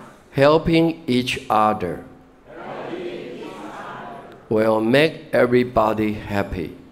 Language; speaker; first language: English; non-native, fluent; Chinese